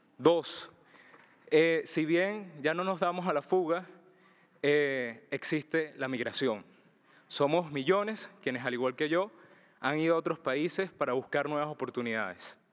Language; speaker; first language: Spanish; native; Spanish